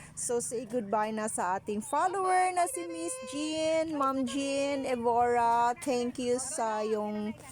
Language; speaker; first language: Filipino; native; Filipino